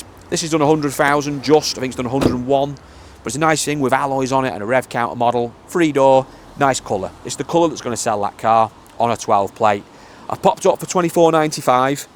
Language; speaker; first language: English; native; English